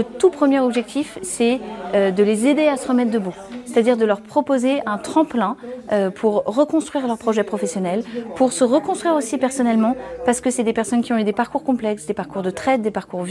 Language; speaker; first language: French; native; French